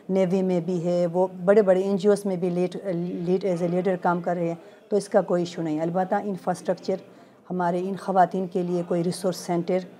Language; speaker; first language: Urdu; non-native, local second language; Khowar